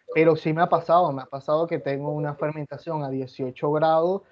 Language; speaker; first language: Spanish; native; Spanish